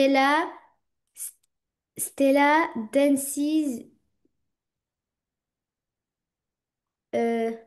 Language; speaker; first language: English; non-native, learner; French